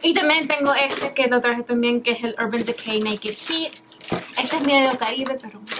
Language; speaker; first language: Spanish; early bilingual, heritage; Spanish